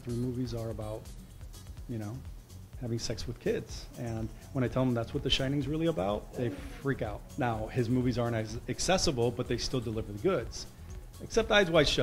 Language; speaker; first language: English; early bilingual, other home language; Spanish